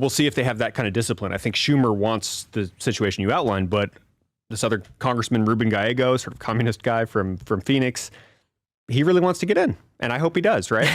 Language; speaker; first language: English; native; English